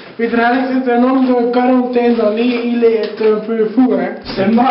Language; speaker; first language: French; non-native, learner; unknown